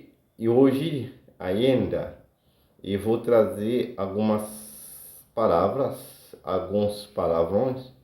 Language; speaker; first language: Portuguese; non-native, learner; Haitian Creole